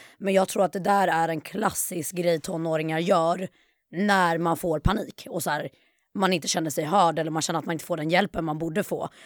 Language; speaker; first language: Swedish; native; Swedish